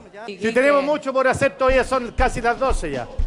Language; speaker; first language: Spanish; native; Spanish